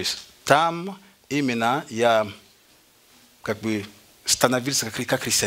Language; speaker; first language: Russian; native; Russian